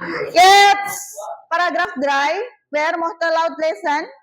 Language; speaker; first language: German; non-native, fluent; Indonesian